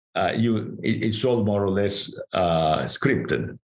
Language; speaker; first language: English; non-native, fluent; Spanish